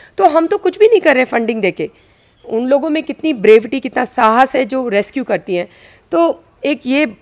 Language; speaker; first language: Hindi; native; Hindi